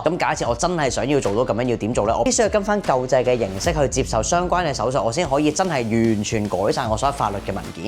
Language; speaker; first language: Cantonese; native; Cantonese